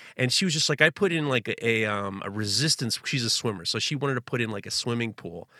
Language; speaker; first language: English; native; English